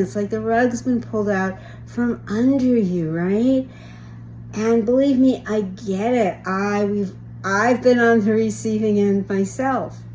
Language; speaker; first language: English; native; English